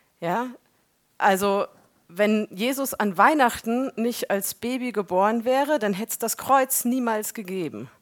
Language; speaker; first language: German; native; German